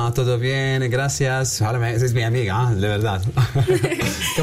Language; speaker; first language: Spanish; non-native, learner; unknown